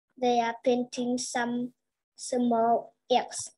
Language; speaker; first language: English; non-native, learner; Vietnamese